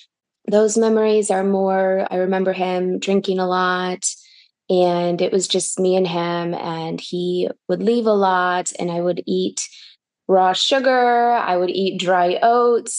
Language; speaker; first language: English; early bilingual, other home language; Russian